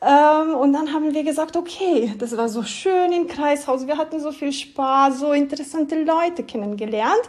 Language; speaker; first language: German; non-native, learner; Romanian